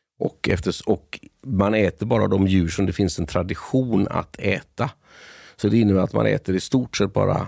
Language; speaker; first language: Swedish; native; Swedish